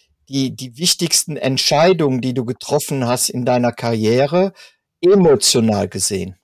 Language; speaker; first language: German; native; German